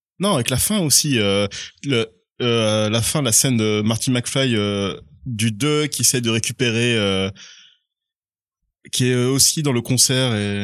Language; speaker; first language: French; native; French